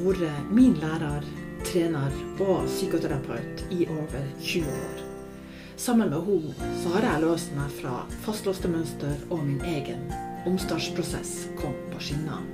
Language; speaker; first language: Norwegian; native; Norwegian